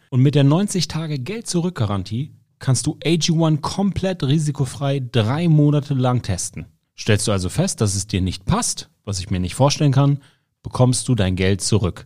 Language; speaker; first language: German; native; German